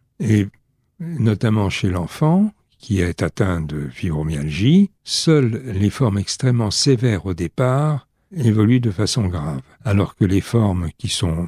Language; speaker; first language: French; native; French